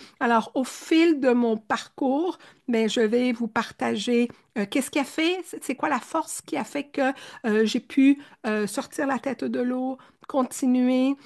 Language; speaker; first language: French; early bilingual, other home language; Spanish